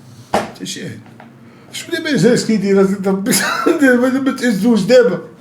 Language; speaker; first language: Arabic; native; Arabic